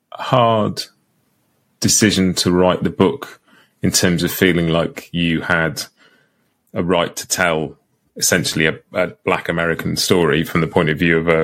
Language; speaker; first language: English; native; English